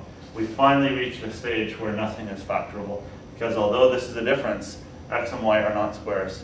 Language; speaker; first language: English; native; English